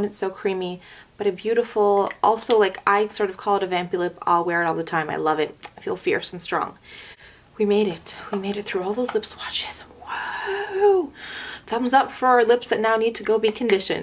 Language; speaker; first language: English; native; English